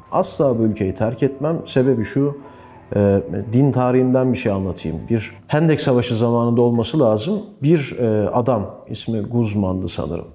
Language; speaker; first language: Turkish; native; Turkish